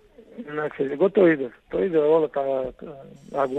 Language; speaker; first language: Greek; non-native, learner; Portuguese